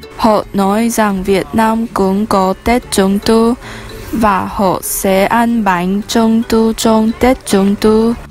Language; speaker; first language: Vietnamese; non-native, learner; Chinese